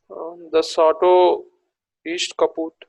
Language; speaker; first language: German; non-native, learner; Telugu